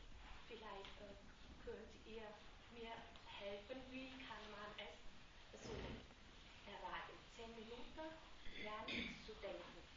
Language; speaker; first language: German; non-native, fluent; Vietnamese